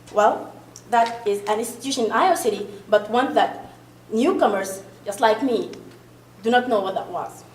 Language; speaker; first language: English; non-native, fluent; Arabic